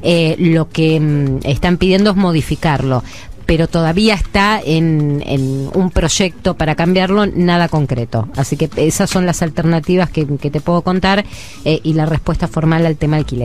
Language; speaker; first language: Spanish; native; Spanish